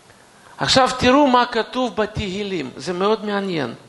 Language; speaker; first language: Hebrew; non-native, fluent; Russian